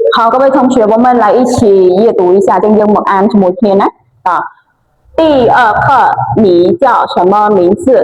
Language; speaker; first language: Chinese; non-native, fluent; Khmer